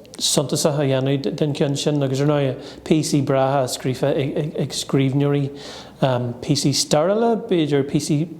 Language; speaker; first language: Irish; native; Irish